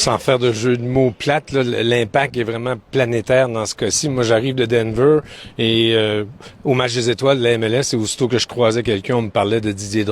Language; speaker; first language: French; native; French